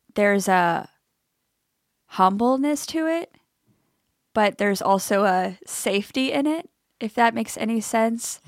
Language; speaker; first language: English; native; English